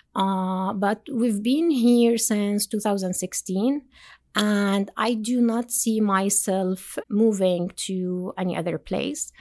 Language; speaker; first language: English; non-native, fluent; Arabic